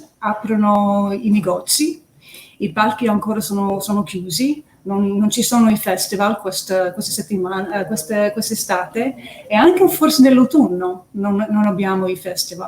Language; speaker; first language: Italian; early bilingual, heritage; English